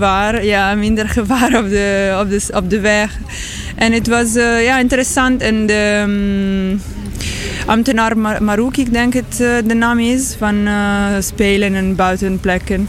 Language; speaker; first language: Dutch; non-native, learner; Italian